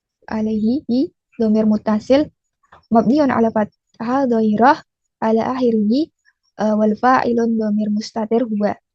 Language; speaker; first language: Arabic; non-native, learner; Indonesian